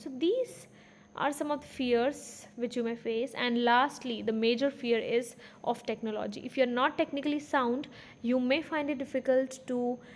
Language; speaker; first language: English; non-native, fluent; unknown